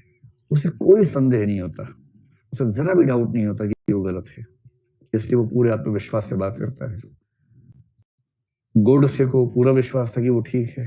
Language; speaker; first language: Hindi; native; Hindi